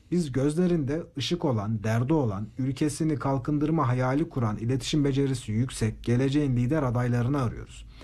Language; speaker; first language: Turkish; native; Turkish